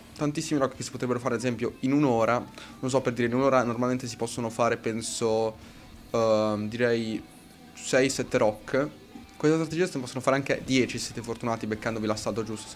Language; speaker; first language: Italian; native; Italian